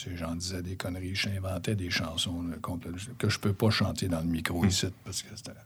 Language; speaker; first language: French; native; French